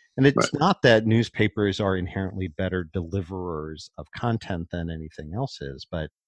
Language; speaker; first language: English; native; English